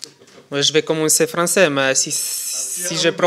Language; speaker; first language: French; non-native, learner; Polish